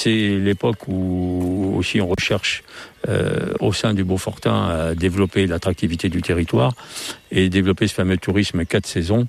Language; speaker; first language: French; native; French